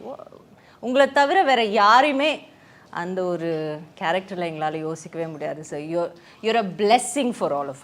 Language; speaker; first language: Tamil; native; Tamil